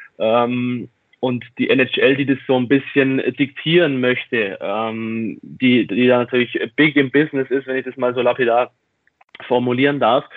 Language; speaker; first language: German; native; German